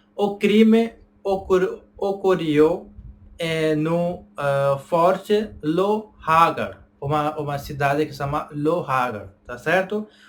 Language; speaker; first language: Portuguese; non-native, learner; Hindi